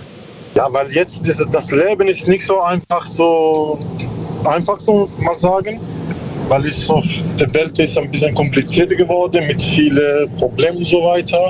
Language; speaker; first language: German; non-native, learner; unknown